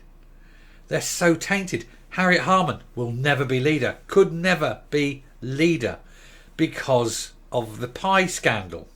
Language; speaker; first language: English; native; English